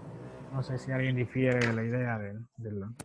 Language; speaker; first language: Spanish; native; Spanish